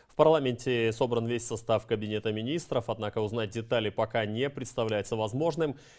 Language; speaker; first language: Russian; non-native, local second language; Kyrgyz